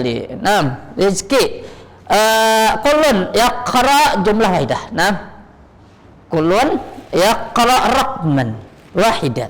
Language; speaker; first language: Arabic; non-native, learner; Indonesian